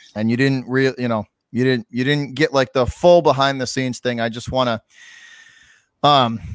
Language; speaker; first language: English; native; English